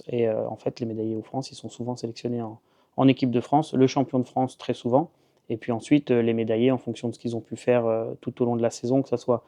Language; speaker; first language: French; native; French